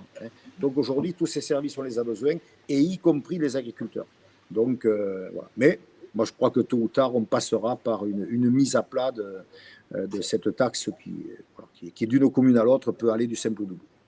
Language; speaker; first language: French; native; French